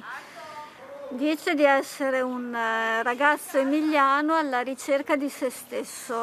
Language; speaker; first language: Italian; native; Italian